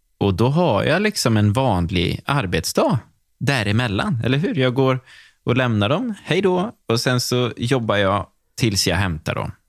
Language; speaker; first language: Swedish; native; Swedish